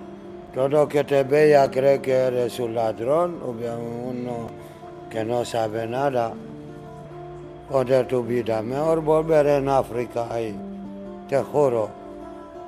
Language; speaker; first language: Spanish; non-native, learner; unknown